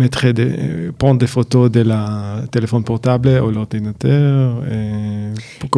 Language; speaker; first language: French; non-native, learner; Hebrew